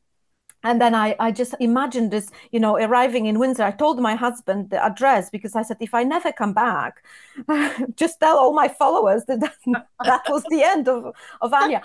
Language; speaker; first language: English; non-native, fluent; Polish